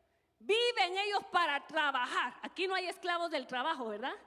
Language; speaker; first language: Spanish; native; Spanish